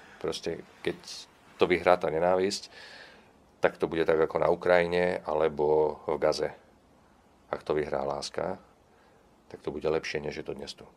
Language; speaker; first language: Slovak; non-native, local second language; Czech